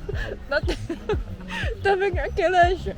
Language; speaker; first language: French; non-native, learner; Korean